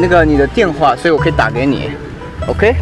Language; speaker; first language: Chinese; early bilingual, heritage; Chinese